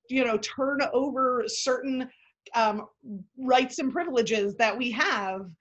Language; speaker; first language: English; native; English